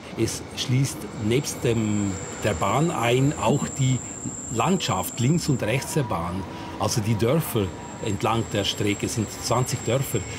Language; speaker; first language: German; non-native, local second language; Romansh